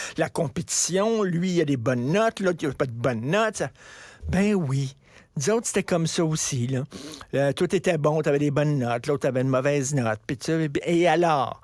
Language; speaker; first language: French; native; French